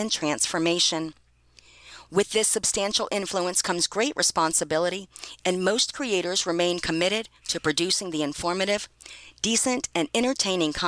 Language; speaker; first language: English; non-native, local second language; Iloko